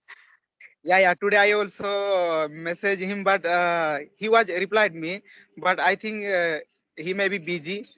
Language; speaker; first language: English; non-native, learner; Odia